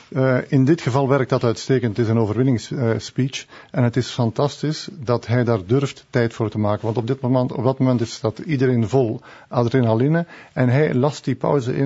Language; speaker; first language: Dutch; native; Dutch